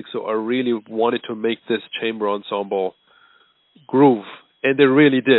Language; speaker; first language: English; non-native, fluent; German